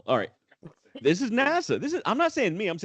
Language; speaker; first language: English; native; English